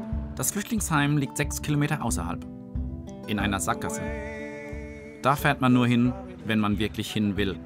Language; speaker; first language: German; native; German